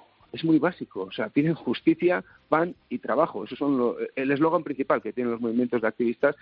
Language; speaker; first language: Spanish; native; Spanish